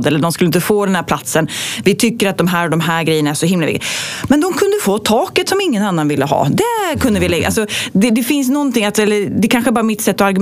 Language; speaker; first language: Swedish; native; Swedish